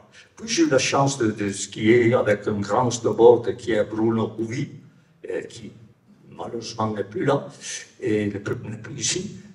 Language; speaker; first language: French; non-native, fluent; Italian